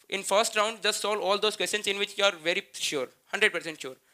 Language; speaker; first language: Hindi; native; Hindi